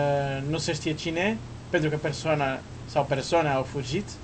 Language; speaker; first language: Romanian; non-native, learner; Portuguese